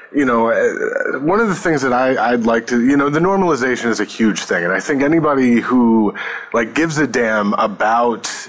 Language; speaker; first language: English; native; English